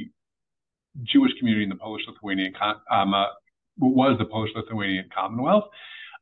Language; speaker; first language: English; native; English